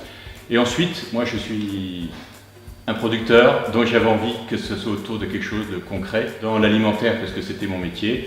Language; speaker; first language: French; native; French